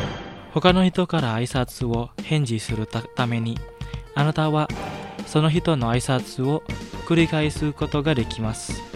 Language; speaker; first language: Japanese; non-native, fluent; Indonesian